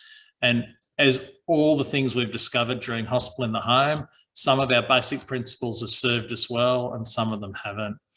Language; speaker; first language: English; native; English